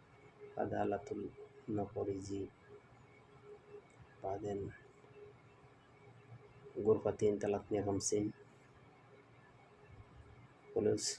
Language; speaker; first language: Arabic; non-native, learner; Bangla